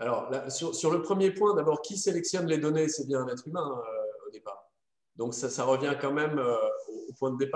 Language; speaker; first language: French; native; French